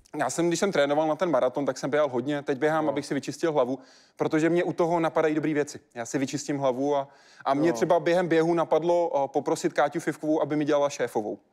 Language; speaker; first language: Czech; native; Czech